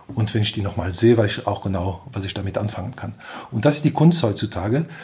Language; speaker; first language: German; non-native, fluent; French